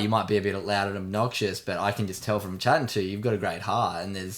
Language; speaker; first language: English; native; English